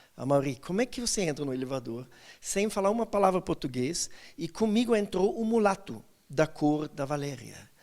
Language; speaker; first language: Portuguese; non-native, fluent; German